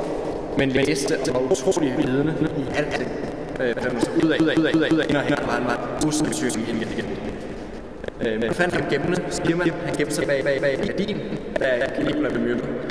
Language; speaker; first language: Danish; native; Danish